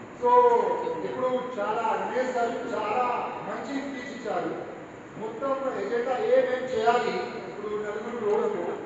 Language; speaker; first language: Telugu; non-native, local second language; Hindi